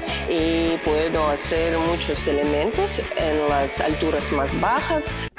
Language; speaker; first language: Spanish; non-native, learner; Russian